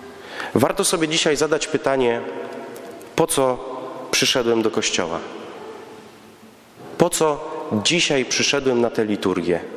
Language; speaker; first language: Polish; native; Polish